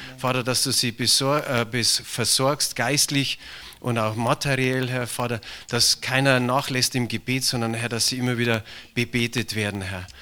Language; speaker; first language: German; native; German